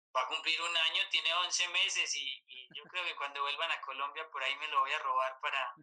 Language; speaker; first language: Spanish; native; Spanish